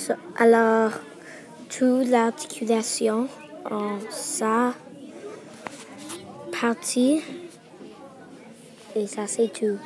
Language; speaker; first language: French; non-native, learner; English